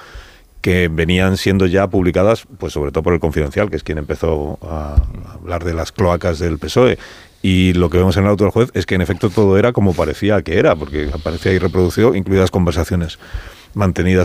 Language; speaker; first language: Spanish; native; Spanish